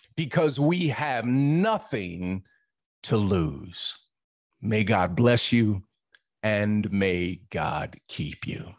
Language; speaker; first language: English; native; English